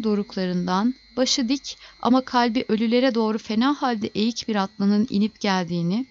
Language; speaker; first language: Turkish; native; Turkish